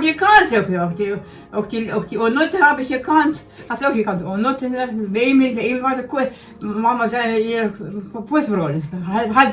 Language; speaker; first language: German; native; German